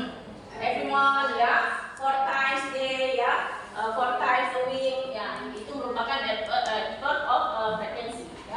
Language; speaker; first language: English; non-native, learner; Indonesian